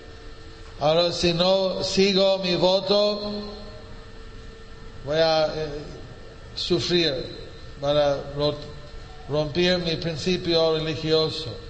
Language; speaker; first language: Spanish; non-native, fluent; English